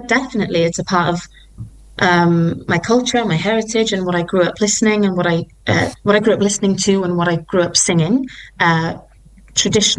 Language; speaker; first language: English; non-native, local second language; Welsh